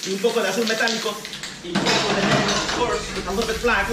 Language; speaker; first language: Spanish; native; Spanish